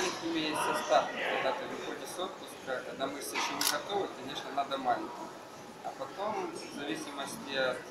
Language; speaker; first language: Russian; native; Russian